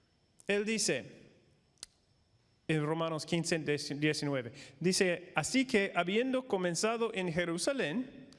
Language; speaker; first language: Spanish; non-native, fluent; English